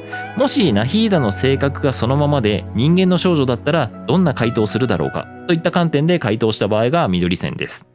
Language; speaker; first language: Japanese; native; Japanese